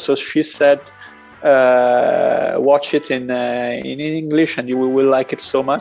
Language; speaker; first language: English; non-native, fluent; Italian